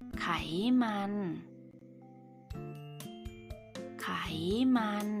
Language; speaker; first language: Thai; native; Thai